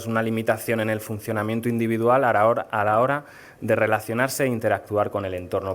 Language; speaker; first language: Spanish; native; Spanish